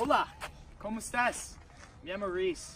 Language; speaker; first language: Spanish; non-native, learner; English